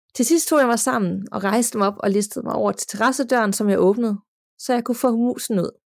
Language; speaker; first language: Danish; native; Danish